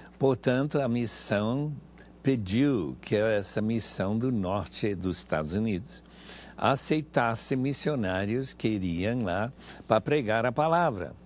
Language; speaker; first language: Portuguese; non-native, fluent; English